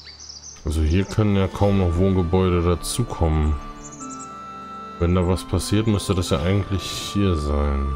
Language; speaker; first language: German; native; German